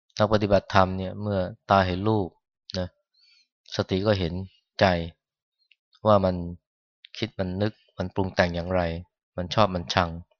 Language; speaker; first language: Thai; native; Thai